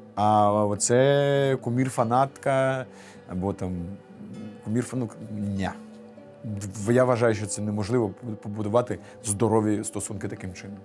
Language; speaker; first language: Ukrainian; non-native, local second language; Russian